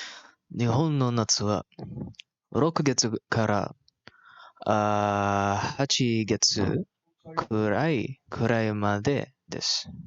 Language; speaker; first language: Japanese; non-native, learner; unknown